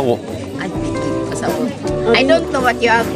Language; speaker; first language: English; non-native, local second language; Cebuano